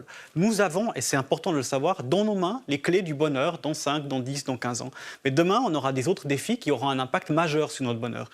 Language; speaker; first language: French; native; French